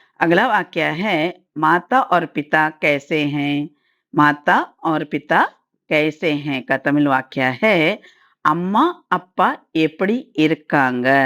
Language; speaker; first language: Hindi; non-native, local second language; Tamil